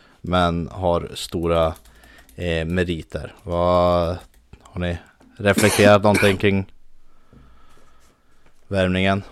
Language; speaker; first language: Swedish; native; Swedish